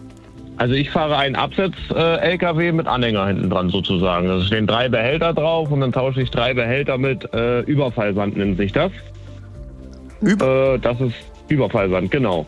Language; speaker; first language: German; native; German